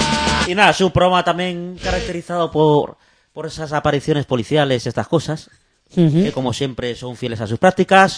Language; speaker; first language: Spanish; native; Spanish